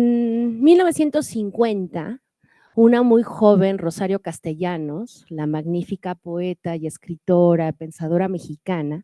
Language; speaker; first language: Spanish; native; Spanish